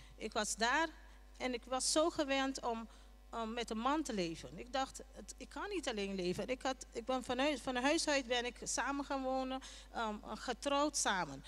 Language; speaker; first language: Dutch; non-native, local second language; Papiamento